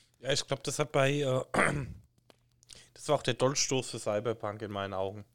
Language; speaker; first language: German; native; German